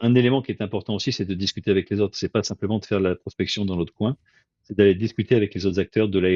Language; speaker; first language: French; native; French